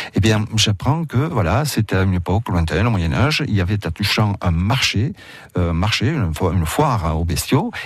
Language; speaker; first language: French; early bilingual, other home language; Catalan